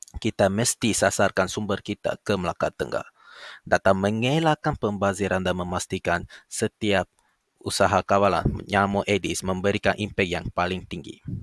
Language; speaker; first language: Malay; non-native, local second language; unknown